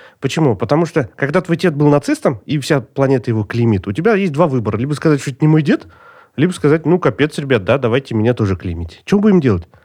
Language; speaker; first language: Russian; native; Russian